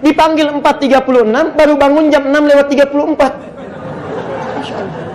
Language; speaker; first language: Indonesian; native; Indonesian